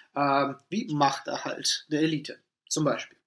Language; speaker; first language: German; non-native, fluent; Russian